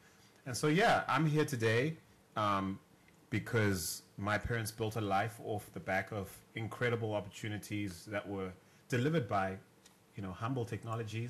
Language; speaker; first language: English; non-native, local second language; North Ndebele